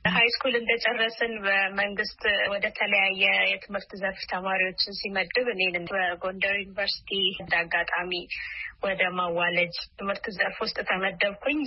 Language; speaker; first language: Amharic; non-native, local second language; Oromo